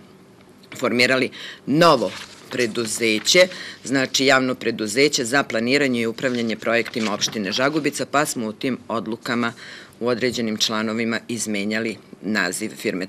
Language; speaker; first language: Serbian; native; Serbian